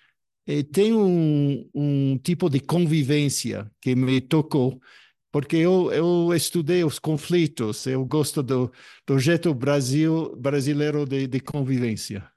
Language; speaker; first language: Portuguese; non-native, fluent; English